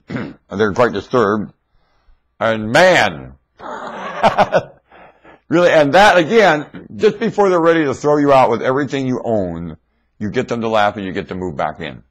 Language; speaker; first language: English; native; English